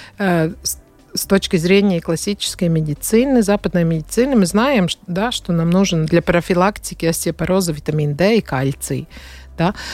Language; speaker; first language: Russian; non-native, fluent; Latvian